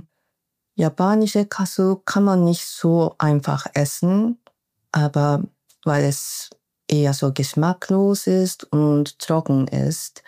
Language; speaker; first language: German; non-native, learner; Japanese